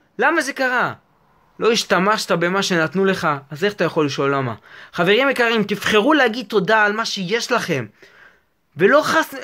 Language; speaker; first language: Hebrew; native; Hebrew